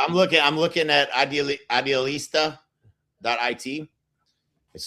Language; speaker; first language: English; native; English